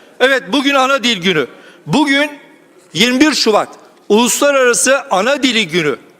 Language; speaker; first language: Turkish; non-native, local second language; Kurdish